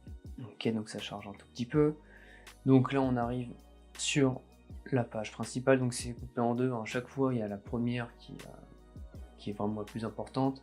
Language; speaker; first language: French; native; French